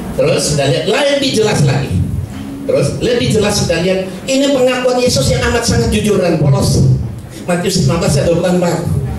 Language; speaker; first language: Indonesian; native; Indonesian